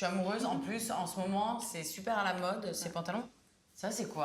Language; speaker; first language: French; native; French